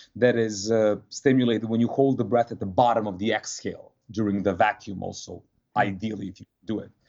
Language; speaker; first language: English; non-native, fluent; Serbian